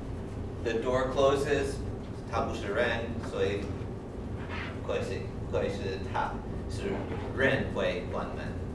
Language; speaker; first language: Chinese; non-native, fluent; English